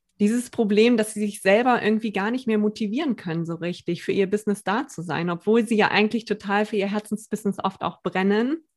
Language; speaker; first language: German; native; German